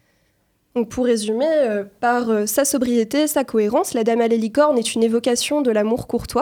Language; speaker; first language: French; native; French